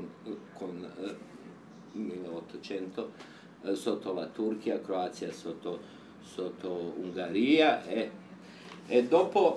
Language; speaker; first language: Italian; non-native, learner; Serbian